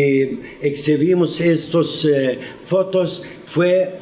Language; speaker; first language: Spanish; non-native, fluent; Arabic